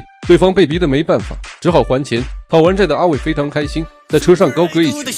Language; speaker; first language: Chinese; native; Chinese